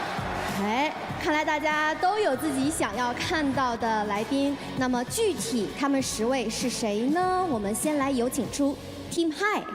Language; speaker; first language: Chinese; native; Chinese